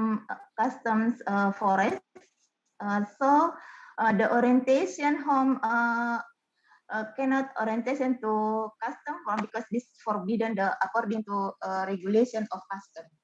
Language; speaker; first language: English; non-native, learner; Indonesian